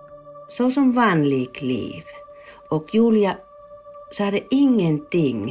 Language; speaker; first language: Swedish; non-native, learner; Finnish